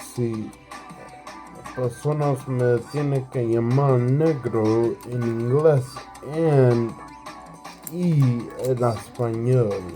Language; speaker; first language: Spanish; non-native, learner; English